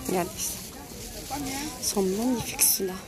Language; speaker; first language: French; non-native, fluent; Arabic